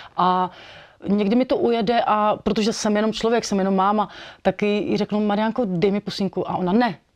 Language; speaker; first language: Czech; native; Czech